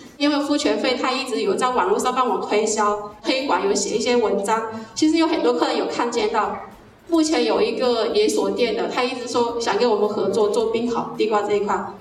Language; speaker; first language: Chinese; native; Chinese